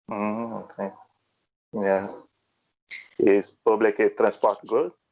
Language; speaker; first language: English; non-native, learner; Portuguese